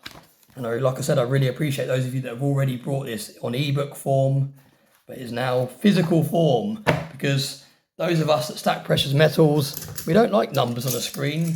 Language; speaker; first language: English; native; English